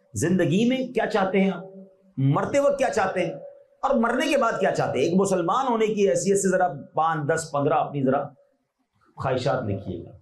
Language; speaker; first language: Urdu; native; Urdu